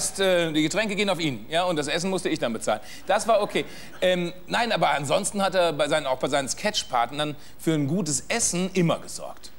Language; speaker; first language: German; native; German